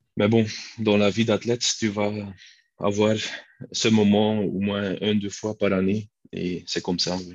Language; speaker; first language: French; non-native, local second language; Dutch